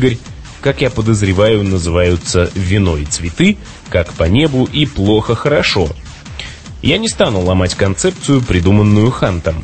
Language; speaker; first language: Russian; native; Russian